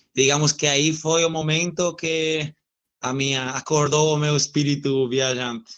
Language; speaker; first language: Portuguese; non-native, learner; Spanish